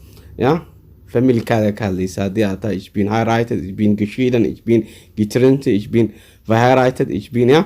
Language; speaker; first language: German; non-native, learner; Somali